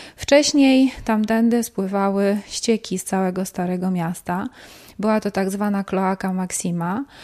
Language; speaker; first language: Polish; native; Polish